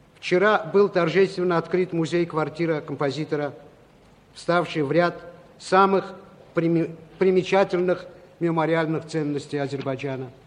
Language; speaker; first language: Russian; non-native, local second language; Azerbaijani